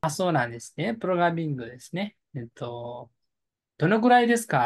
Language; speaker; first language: Japanese; non-native, fluent; Nepali